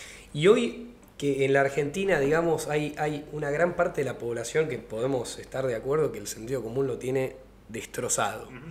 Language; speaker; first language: Spanish; native; Spanish